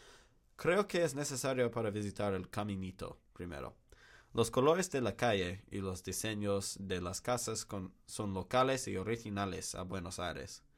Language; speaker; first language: Spanish; non-native, learner; English